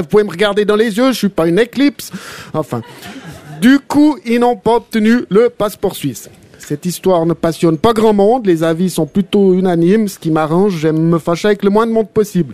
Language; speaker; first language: French; native; French